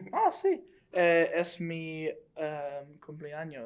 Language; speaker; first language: Spanish; non-native, learner; English